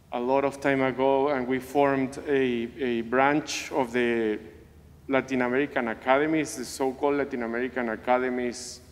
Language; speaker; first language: English; non-native, fluent; Spanish